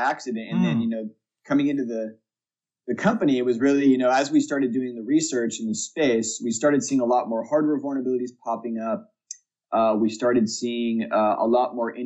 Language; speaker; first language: English; native; English